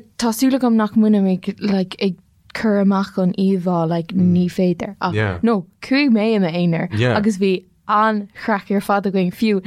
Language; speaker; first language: Irish; non-native, local second language; English